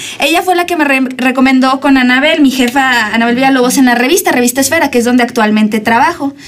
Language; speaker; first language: Spanish; native; Spanish